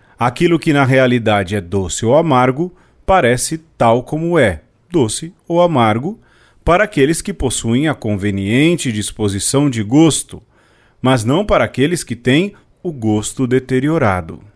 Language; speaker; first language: Portuguese; native; Portuguese